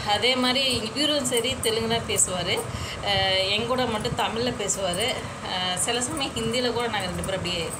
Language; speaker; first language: Tamil; non-native, local second language; Telugu